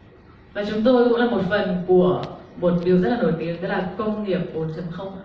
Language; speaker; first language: Vietnamese; native; Vietnamese